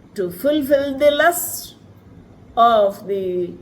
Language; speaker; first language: English; non-native, local second language; Telugu